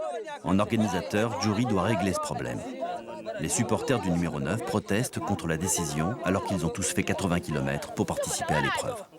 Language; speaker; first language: French; native; French